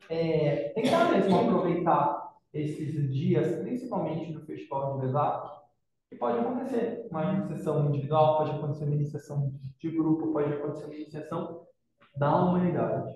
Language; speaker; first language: Portuguese; native; Portuguese